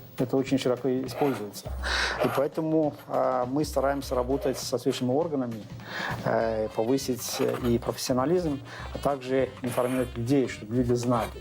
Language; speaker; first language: Russian; non-native, local second language; Azerbaijani